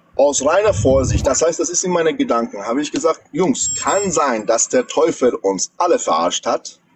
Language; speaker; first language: German; non-native, fluent; Persian